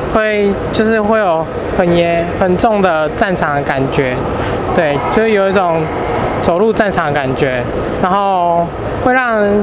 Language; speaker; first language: Chinese; native; Chinese